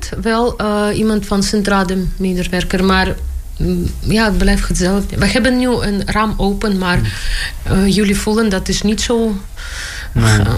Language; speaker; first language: Dutch; non-native, learner; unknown